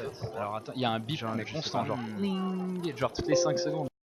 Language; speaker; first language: French; native; French